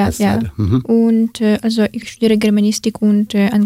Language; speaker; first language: German; non-native, learner; Ukrainian